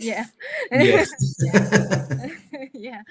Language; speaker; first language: Danish; non-native, fluent; Japanese